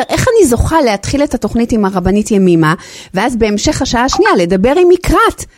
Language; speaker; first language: Hebrew; native; Hebrew